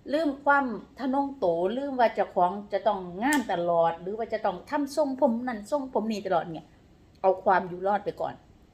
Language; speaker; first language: Thai; non-native, local second language; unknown